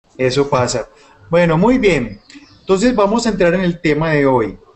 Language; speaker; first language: Spanish; native; Spanish